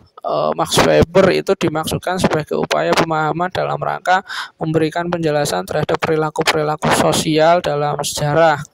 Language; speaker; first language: Indonesian; native; Indonesian